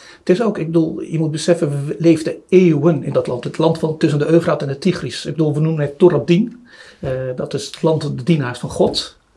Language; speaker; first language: Dutch; early bilingual, other home language; Turoyo